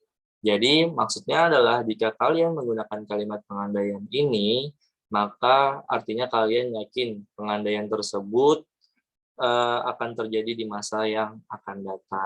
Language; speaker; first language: Indonesian; native; Indonesian